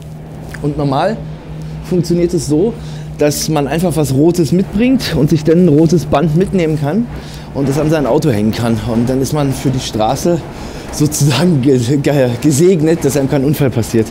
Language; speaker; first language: German; native; German